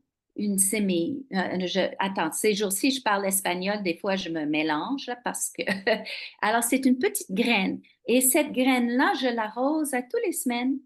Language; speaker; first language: French; non-native, local second language; English